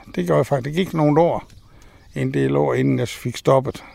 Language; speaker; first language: Danish; native; Danish